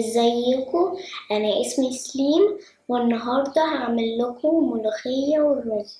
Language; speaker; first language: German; early bilingual, other home language; Arabic